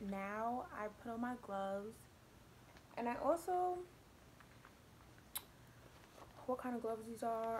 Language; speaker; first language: English; native; English